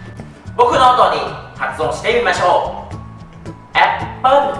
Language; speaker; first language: Japanese; non-native, fluent; Thai